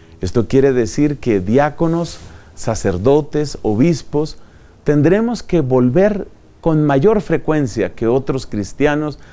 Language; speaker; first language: Spanish; native; Spanish